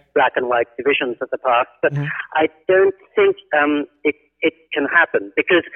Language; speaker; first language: English; native; English